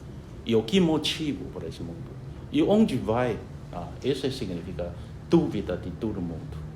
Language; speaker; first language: Portuguese; non-native, fluent; Chinese